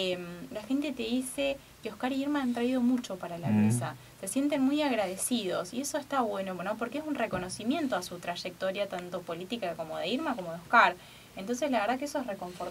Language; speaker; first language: Spanish; native; Spanish